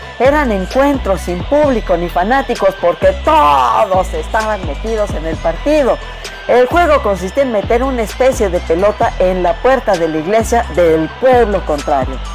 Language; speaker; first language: Spanish; native; Spanish